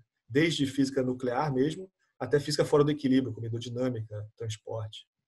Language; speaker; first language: Portuguese; native; Portuguese